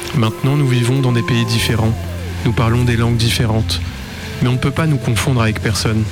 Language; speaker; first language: French; native; French